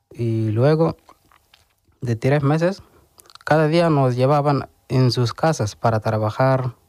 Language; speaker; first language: Spanish; non-native, learner; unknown